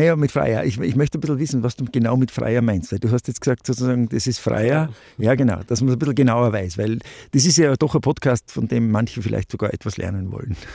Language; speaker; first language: German; native; German